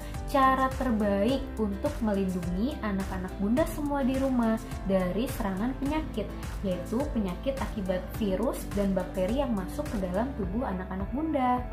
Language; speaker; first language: Indonesian; native; Indonesian